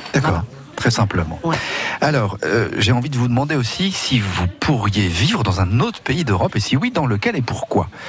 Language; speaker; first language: French; native; French